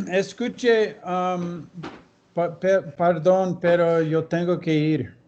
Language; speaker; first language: Spanish; non-native, learner; English